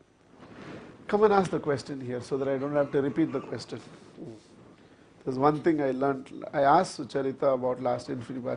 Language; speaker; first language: English; non-native, local second language; Tamil